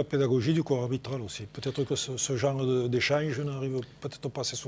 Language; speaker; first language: French; native; French